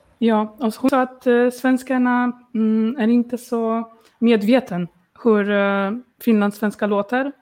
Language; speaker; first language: Swedish; non-native, learner; Polish